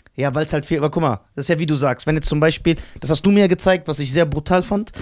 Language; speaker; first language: German; native; German